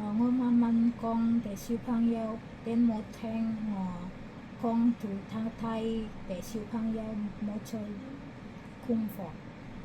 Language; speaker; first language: Cantonese; non-native, learner; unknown